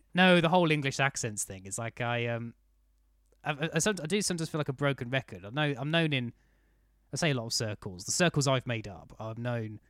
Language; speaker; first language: English; native; English